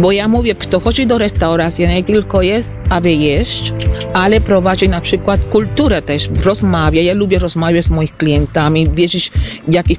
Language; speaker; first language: Polish; non-native, fluent; Spanish